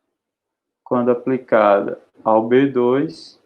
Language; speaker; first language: Portuguese; native; Portuguese